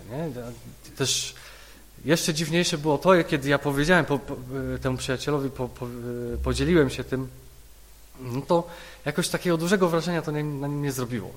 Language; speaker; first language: Polish; native; Polish